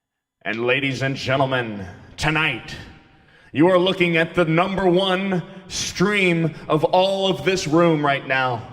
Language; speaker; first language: English; native; English